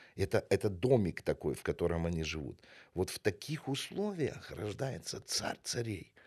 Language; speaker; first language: Russian; non-native, local second language; Ukrainian